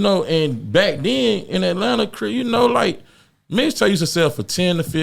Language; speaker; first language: English; native; English